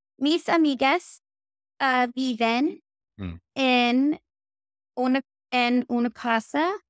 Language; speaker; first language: Spanish; non-native, learner; English